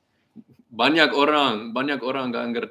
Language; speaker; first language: Indonesian; non-native, learner; English